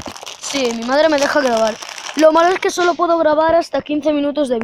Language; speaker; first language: Spanish; native; Spanish